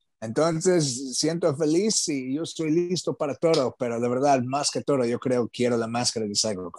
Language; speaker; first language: Spanish; non-native, learner; English